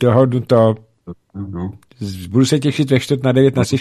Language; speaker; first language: Czech; native; Czech